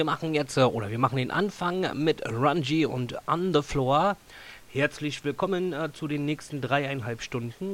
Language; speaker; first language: German; native; German